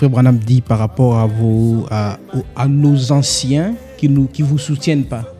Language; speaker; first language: French; non-native, local second language; Lingala